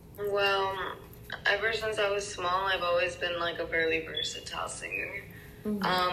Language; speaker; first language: English; early bilingual, other home language; Spanish